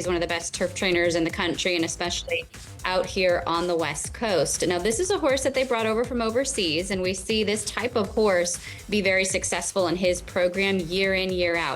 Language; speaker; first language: English; native; English